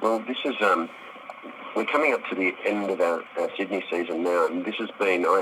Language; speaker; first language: English; native; English